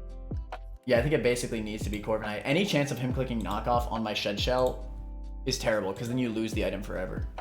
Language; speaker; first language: English; native; English